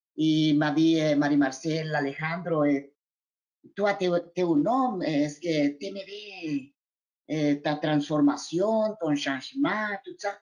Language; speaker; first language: French; non-native, fluent; Spanish